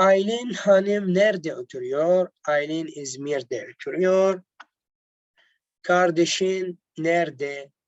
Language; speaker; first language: Turkish; non-native, learner; Arabic